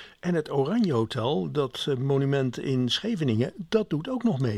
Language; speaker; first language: Dutch; native; Dutch